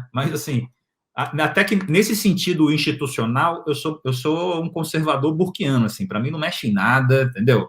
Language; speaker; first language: Portuguese; native; Portuguese